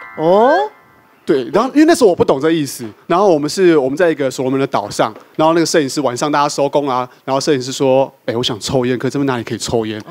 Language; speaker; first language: Chinese; native; Chinese